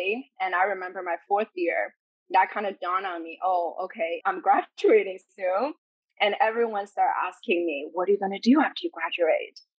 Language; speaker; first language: English; non-native, fluent; Chinese